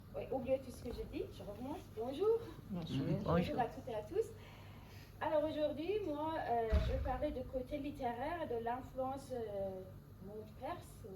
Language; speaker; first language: French; non-native, fluent; Persian